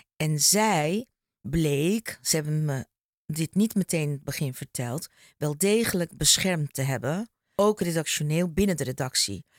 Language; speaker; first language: Dutch; early bilingual, other home language; Turkish